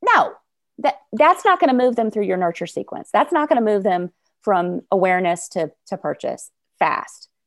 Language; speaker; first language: English; native; English